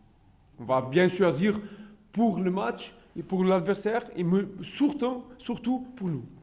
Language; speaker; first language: French; non-native, fluent; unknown